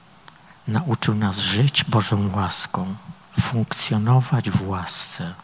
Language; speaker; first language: Polish; native; Polish